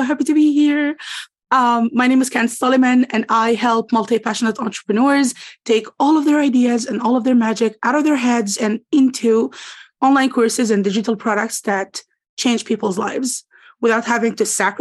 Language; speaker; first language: English; non-native, fluent; Arabic